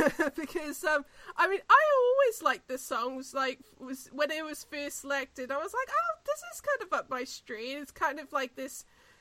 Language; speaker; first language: English; native; English